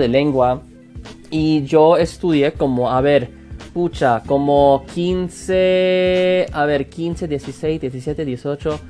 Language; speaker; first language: Spanish; non-native, fluent; English